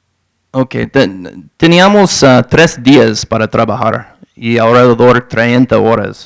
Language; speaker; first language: Spanish; non-native, fluent; English